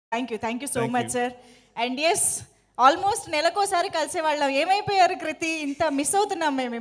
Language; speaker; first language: Telugu; native; Telugu